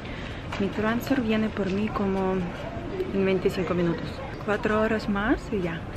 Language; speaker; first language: Spanish; non-native, fluent; Ukrainian